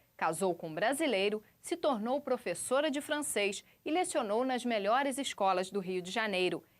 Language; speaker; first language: Portuguese; native; Portuguese